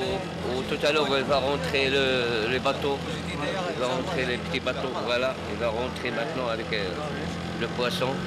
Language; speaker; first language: French; non-native, local second language; Arabic